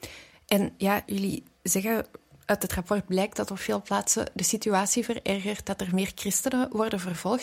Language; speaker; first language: Dutch; native; Dutch